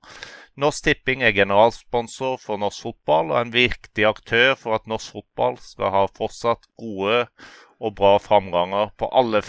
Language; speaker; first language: Norwegian; native; Norwegian